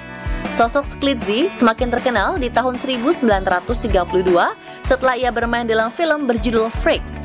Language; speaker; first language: Indonesian; native; Indonesian